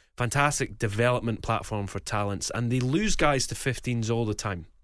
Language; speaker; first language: English; native; English